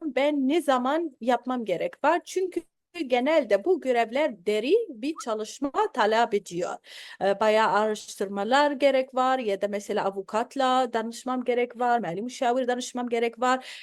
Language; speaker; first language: Turkish; non-native, learner; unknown